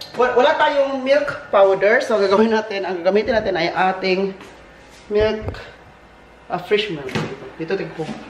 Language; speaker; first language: Filipino; non-native, local second language; Cebuano